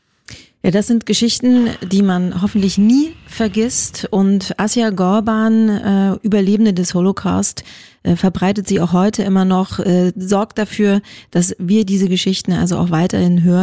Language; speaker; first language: German; native; German